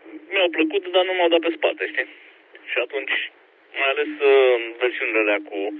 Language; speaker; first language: Romanian; native; Romanian